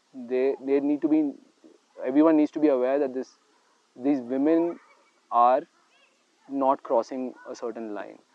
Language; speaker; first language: English; non-native, local second language; Hindi